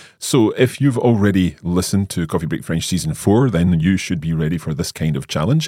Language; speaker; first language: English; native; English